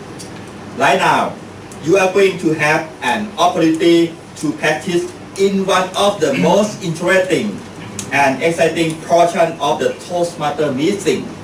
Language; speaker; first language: English; non-native, learner; Thai